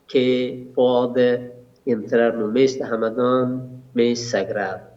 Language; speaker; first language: Portuguese; non-native, learner; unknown